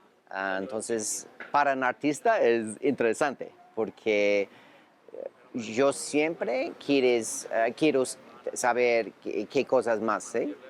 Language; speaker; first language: Spanish; non-native, learner; English